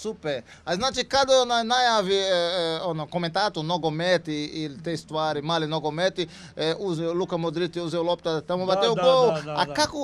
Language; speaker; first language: Croatian; non-native, learner; Portuguese